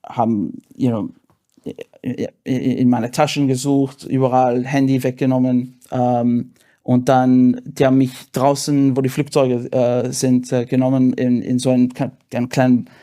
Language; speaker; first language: German; non-native, fluent; English